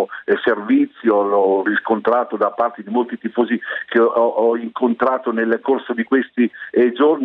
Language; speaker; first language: Italian; native; Italian